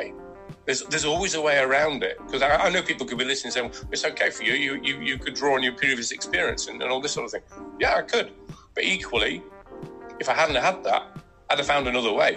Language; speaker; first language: English; native; English